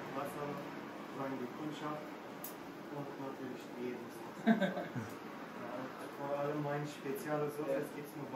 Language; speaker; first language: German; non-native, learner; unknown